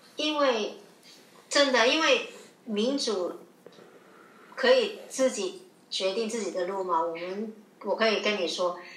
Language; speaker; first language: Chinese; non-native, local second language; Cantonese